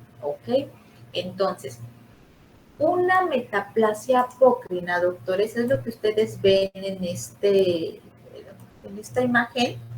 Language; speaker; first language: Spanish; native; Spanish